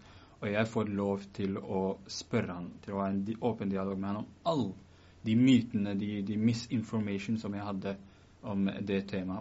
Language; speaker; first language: Norwegian; early bilingual, other home language; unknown